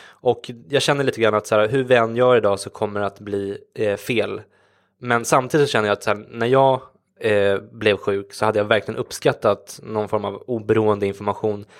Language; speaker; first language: Swedish; native; Swedish